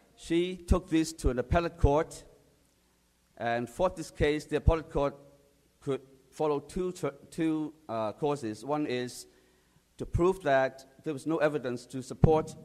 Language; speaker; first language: English; native; English